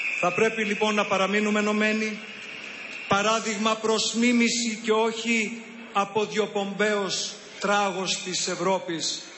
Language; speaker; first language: Greek; early bilingual, heritage; Greek